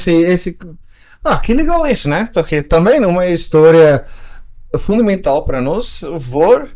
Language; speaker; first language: Portuguese; non-native, learner; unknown